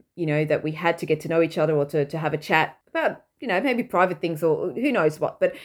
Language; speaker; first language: English; non-native, fluent; Dutch